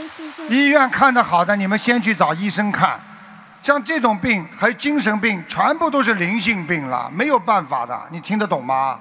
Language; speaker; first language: Chinese; native; Chinese